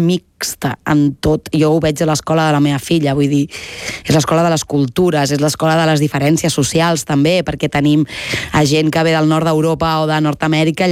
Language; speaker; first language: Catalan; native; Catalan